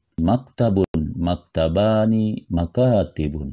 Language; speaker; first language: Arabic; non-native, fluent; Indonesian